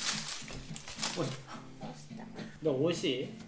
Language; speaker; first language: Japanese; native; Japanese